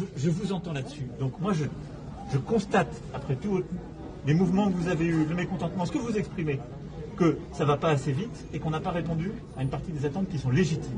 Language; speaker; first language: French; native; French